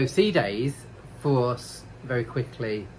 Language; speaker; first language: English; native; English